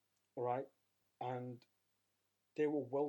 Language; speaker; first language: English; native; English